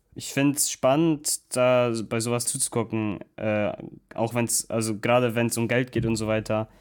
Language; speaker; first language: German; non-native, local second language; Russian